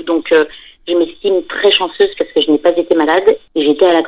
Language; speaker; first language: French; native; French